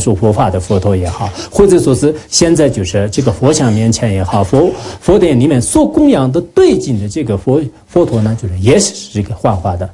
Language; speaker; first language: Chinese; non-native, local second language; Tibetan